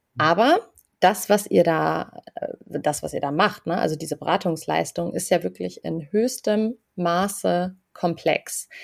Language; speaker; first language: German; native; German